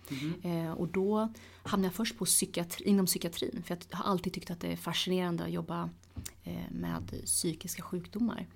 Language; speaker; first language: Swedish; early bilingual, other home language; Tigrinya